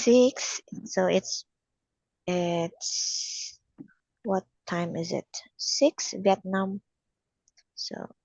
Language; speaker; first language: English; non-native, fluent; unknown